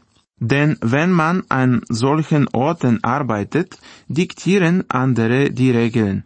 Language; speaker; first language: German; non-native, fluent; Bulgarian